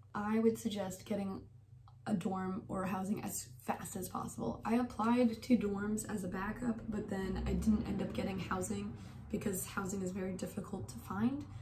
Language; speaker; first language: English; native; English